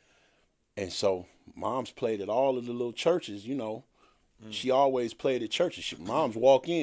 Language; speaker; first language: English; native; English